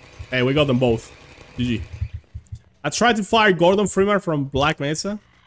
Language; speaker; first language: English; non-native, fluent; Spanish